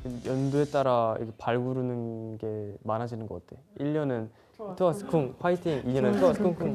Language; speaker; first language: Korean; native; Korean